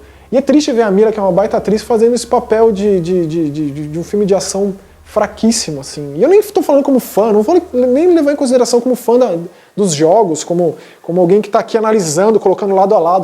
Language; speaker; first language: Portuguese; native; Portuguese